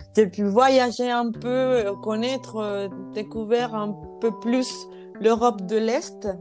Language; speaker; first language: French; non-native, fluent; Spanish